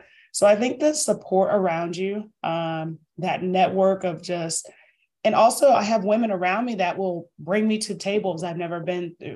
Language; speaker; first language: English; native; English